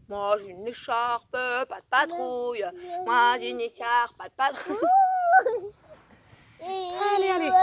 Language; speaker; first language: French; native; French